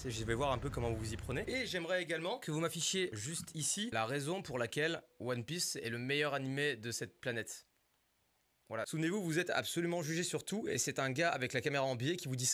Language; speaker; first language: French; native; French